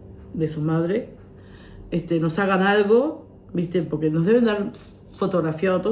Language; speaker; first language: Spanish; native; Spanish